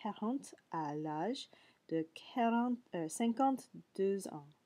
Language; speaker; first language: French; non-native, learner; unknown